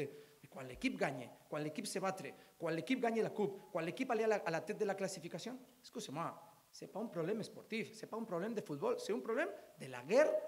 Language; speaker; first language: French; non-native, learner; Spanish